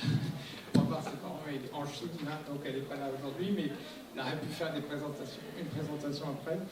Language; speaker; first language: French; native; French